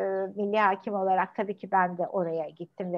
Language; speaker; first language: Turkish; native; Turkish